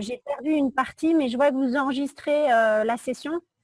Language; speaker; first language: French; native; French